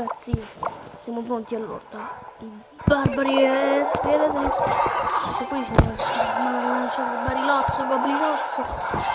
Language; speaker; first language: Italian; native; Italian